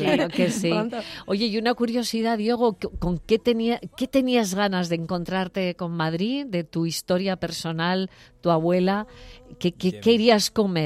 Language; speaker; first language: Spanish; native; Spanish